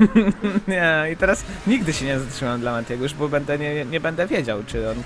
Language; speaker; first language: Polish; native; Polish